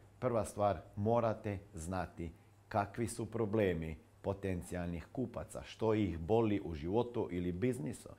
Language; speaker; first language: Croatian; non-native, fluent; Slovenian